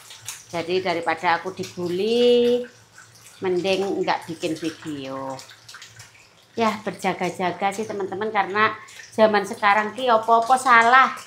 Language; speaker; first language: Indonesian; non-native, local second language; Javanese